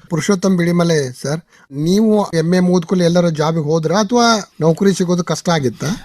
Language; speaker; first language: Kannada; native; Kannada